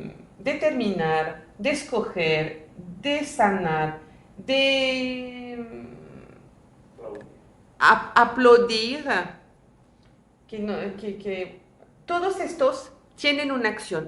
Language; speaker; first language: Spanish; non-native, fluent; French